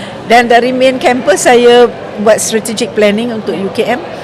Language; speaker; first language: Malay; native; Malay